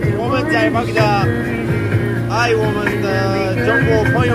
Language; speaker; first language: Chinese; non-native, learner; Arabic